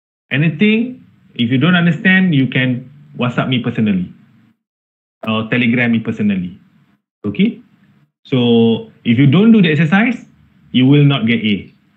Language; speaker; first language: English; non-native, local second language; Malay